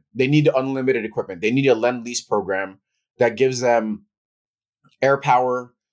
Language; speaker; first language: English; native; English